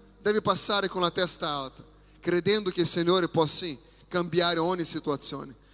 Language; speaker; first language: Italian; non-native, fluent; Portuguese